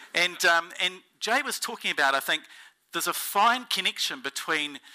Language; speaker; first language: English; native; English